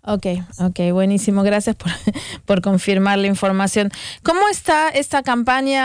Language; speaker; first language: Spanish; native; Spanish